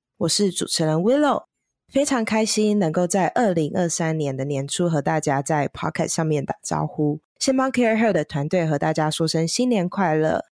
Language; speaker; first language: Chinese; native; Chinese